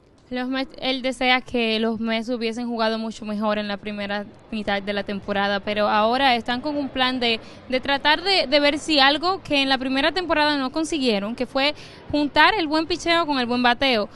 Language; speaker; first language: Spanish; native; Spanish